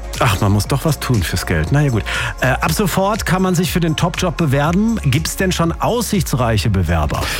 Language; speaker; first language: German; native; German